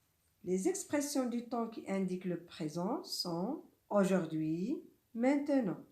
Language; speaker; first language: French; non-native, local second language; Arabic